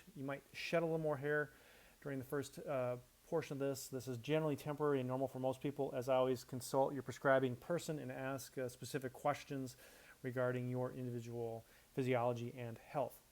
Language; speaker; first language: English; native; English